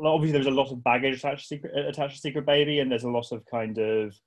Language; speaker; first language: English; native; English